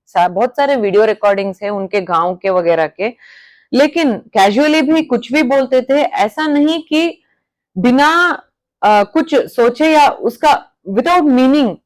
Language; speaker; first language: Hindi; non-native, local second language; Kannada